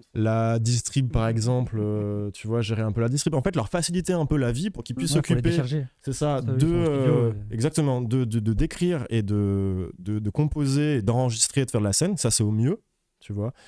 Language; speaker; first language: French; native; French